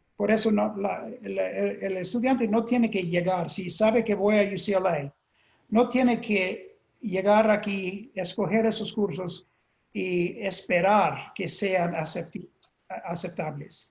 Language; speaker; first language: Spanish; non-native, fluent; English